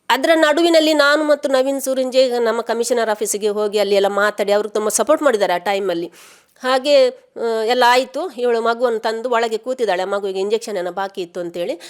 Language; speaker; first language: Kannada; native; Kannada